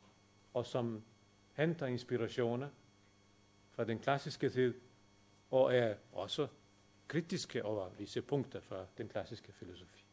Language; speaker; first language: Danish; non-native, fluent; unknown